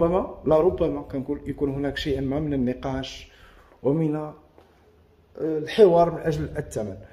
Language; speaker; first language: Arabic; native; Arabic